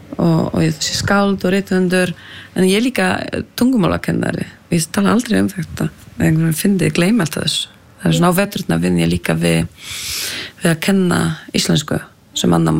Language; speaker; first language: Icelandic; non-native, fluent; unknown